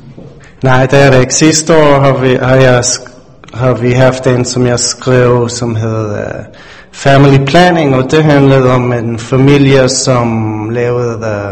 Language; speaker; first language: Danish; non-native, fluent; English